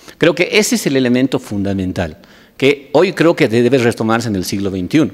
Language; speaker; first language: Spanish; native; Spanish